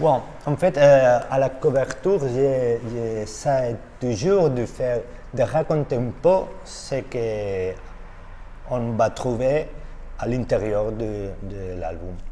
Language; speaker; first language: French; non-native, learner; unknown